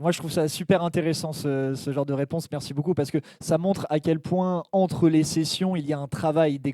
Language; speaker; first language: French; native; French